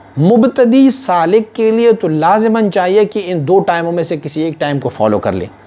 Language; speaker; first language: Urdu; non-native, local second language; Pashto